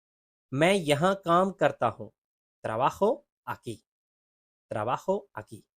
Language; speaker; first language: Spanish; non-native, fluent; Urdu